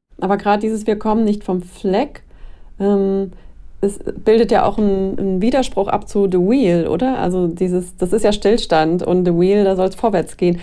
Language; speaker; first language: German; native; German